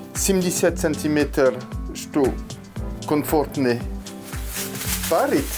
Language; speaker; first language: Russian; non-native, learner; French